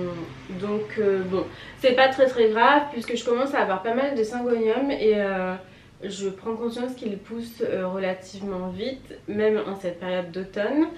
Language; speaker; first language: French; native; French